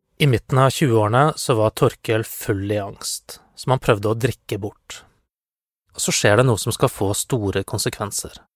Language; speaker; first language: Norwegian; native; Norwegian